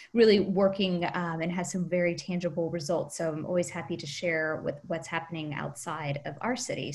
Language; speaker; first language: English; native; English